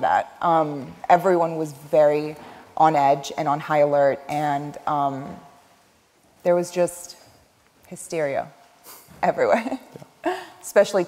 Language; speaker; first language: English; early bilingual, other home language; Arabic